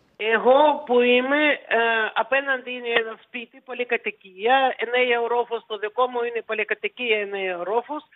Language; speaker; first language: Greek; early bilingual, heritage; Ukrainian